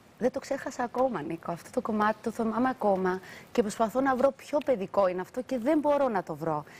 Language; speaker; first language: Greek; early bilingual, other home language; Albanian